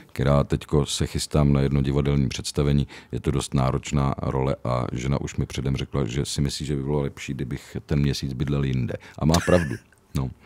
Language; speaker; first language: Czech; native; Czech